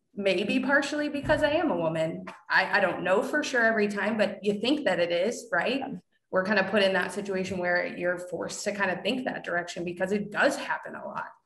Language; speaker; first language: English; native; English